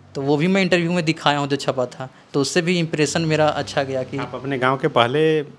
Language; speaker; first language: Hindi; native; Hindi